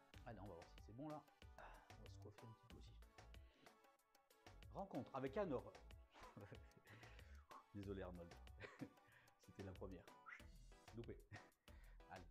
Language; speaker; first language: French; native; French